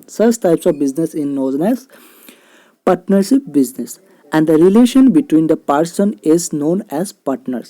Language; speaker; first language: English; non-native, local second language; Assamese